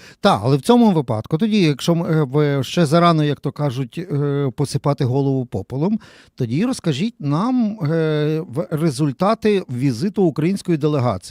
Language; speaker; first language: Ukrainian; native; Ukrainian